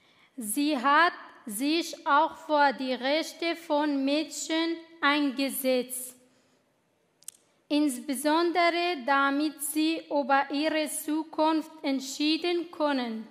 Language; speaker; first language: German; non-native, fluent; Kurdish